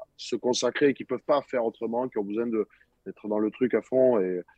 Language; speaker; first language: French; native; French